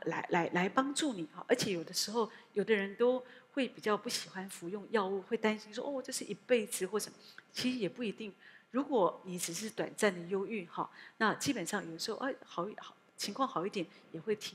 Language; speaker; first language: Chinese; native; Chinese